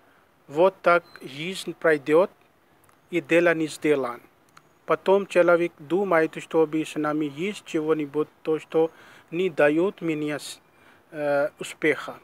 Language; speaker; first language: Russian; non-native, learner; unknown